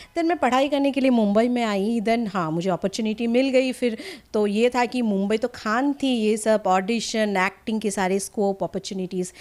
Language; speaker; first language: Hindi; non-native, local second language; Assamese